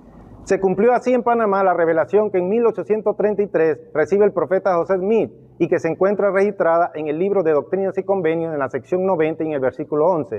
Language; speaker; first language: Spanish; native; Spanish